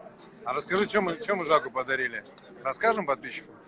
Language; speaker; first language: Russian; native; Russian